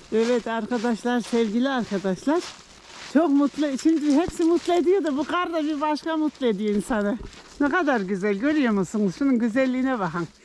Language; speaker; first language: Turkish; native; Turkish